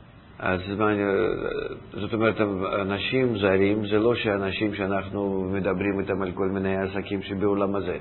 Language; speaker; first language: Hebrew; non-native, fluent; Russian